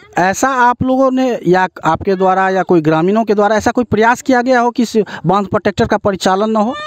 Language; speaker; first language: Hindi; native; Hindi